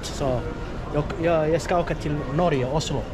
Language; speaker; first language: Swedish; non-native, learner; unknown